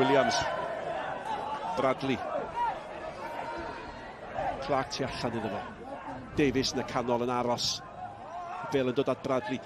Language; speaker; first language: Welsh; native; Welsh